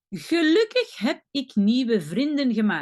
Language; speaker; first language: Dutch; non-native, local second language; French